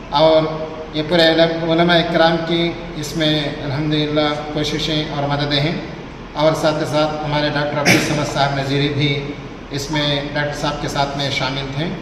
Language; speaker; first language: Urdu; native; Urdu